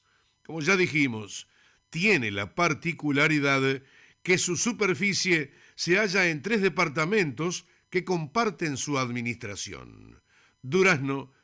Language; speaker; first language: Spanish; native; Spanish